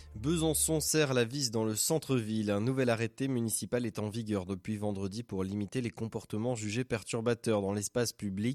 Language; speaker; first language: French; native; French